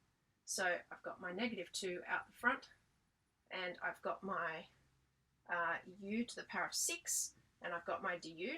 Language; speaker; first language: English; native; English